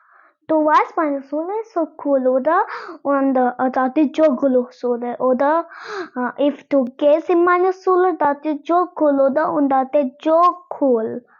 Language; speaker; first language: German; non-native, learner; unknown